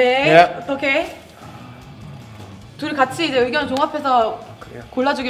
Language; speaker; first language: Korean; native; Korean